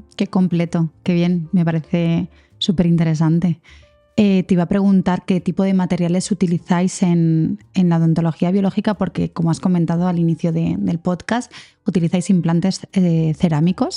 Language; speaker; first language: Spanish; native; Spanish